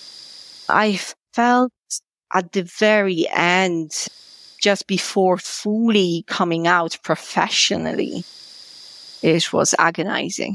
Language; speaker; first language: English; non-native, fluent; Polish